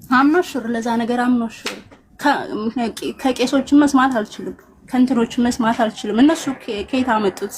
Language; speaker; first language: Amharic; native; Amharic